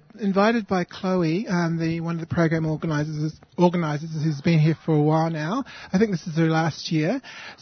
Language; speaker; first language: English; native; English